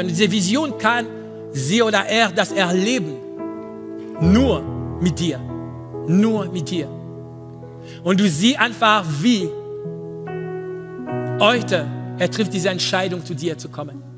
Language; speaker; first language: German; non-native, learner; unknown